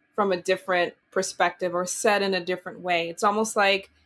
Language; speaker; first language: English; early bilingual, other home language; Dutch